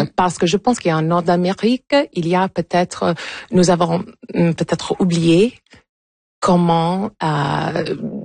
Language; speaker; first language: French; non-native, local second language; English